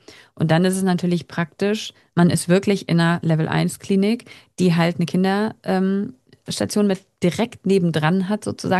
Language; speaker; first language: German; native; German